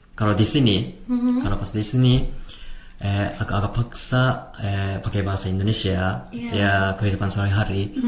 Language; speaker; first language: Indonesian; non-native, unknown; Japanese